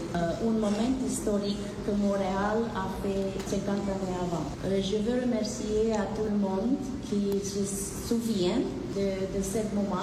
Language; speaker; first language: French; non-native, learner; Romanian